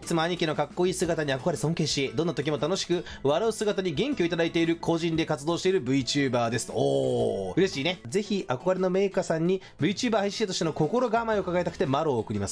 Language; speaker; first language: Japanese; native; Japanese